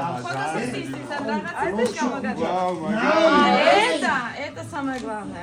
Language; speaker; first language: Russian; non-native, learner; Georgian